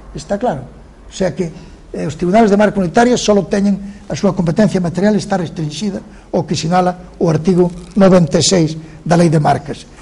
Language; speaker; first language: Galician; non-native, local second language; Spanish